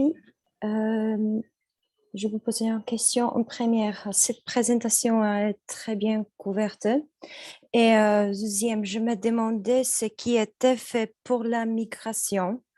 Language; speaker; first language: French; non-native, learner; Polish